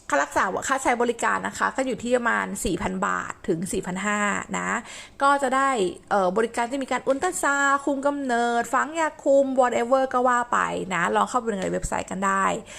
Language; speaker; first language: Thai; native; Thai